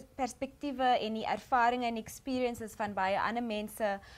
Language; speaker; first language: Afrikaans; native; Afrikaans